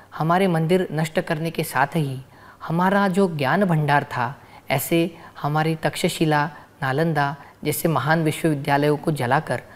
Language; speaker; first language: Hindi; non-native, local second language; Marathi